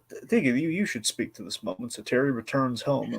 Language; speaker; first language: English; native; English